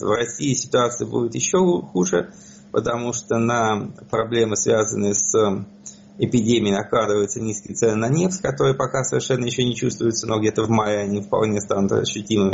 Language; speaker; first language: Russian; native; Russian